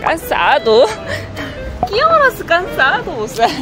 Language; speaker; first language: Portuguese; non-native, learner; Korean